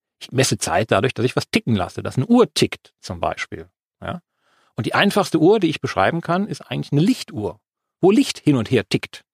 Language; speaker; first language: German; native; German